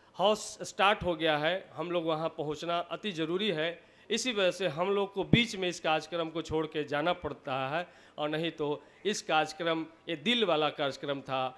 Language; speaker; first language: Hindi; native; Hindi